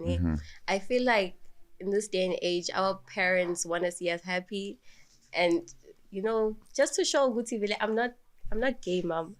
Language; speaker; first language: English; non-native, local second language; Swati